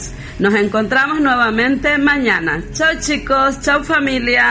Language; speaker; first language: Spanish; native; Spanish